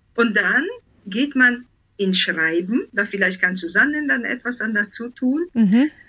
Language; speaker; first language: German; non-native, fluent; Italian